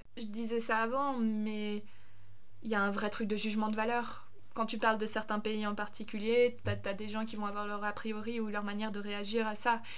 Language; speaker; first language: French; early bilingual, other home language; German